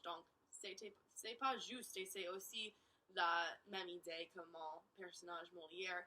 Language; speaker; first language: French; non-native, learner; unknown